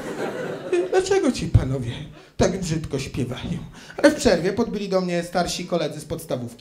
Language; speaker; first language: Polish; native; Polish